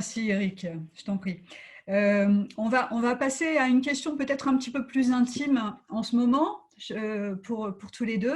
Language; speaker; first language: French; native; French